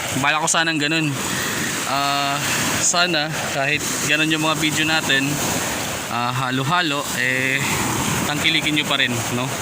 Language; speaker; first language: Filipino; native; Filipino